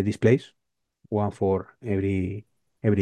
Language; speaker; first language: English; non-native, learner; Spanish